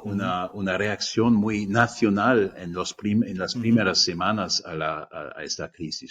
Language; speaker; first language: Spanish; non-native, fluent; German